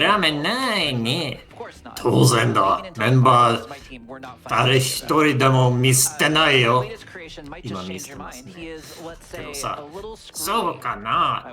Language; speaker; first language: Japanese; non-native, learner; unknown